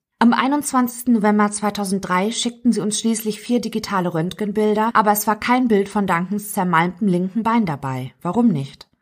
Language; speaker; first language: German; native; German